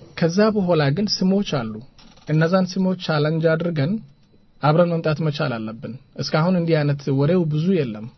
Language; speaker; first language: Amharic; non-native, local second language; Somali